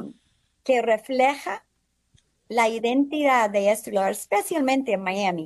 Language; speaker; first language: Spanish; non-native, fluent; English